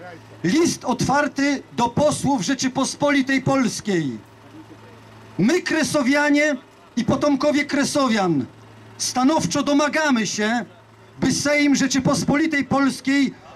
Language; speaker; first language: Polish; native; Polish